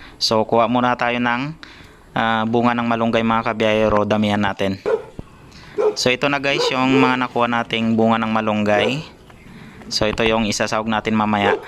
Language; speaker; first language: Filipino; non-native, local second language; Iloko